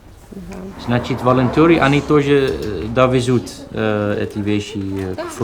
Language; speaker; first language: Russian; non-native, learner; Dutch